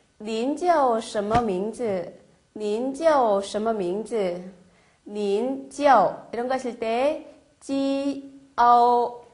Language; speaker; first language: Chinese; non-native, fluent; Korean